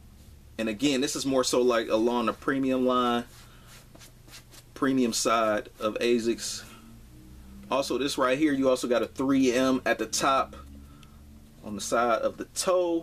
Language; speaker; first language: English; native; English